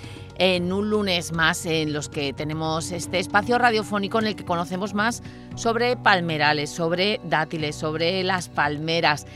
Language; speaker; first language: Spanish; native; Spanish